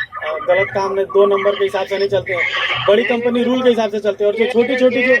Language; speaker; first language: Hindi; native; Hindi